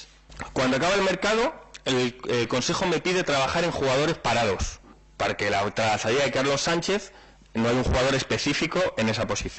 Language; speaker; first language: Spanish; native; Spanish